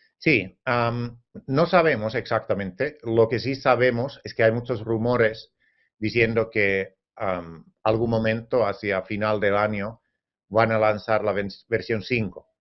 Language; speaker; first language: Spanish; non-native, fluent; Finnish